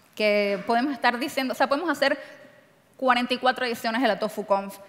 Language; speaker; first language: Spanish; native; Spanish